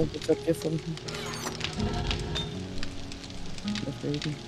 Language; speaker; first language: German; native; German